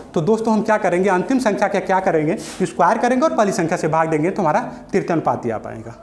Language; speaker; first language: Hindi; native; Hindi